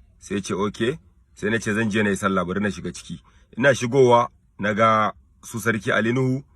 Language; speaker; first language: Hausa; non-native, local second language; Kanuri